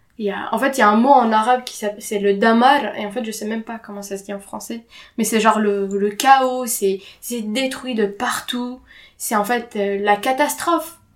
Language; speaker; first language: French; non-native, fluent; Arabic